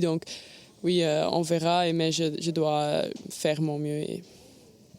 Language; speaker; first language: French; non-native, learner; Dutch